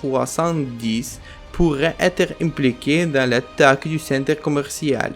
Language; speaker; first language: French; non-native, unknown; Ukrainian